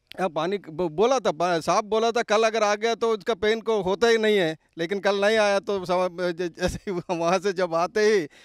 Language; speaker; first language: Hindi; non-native, local second language; Telugu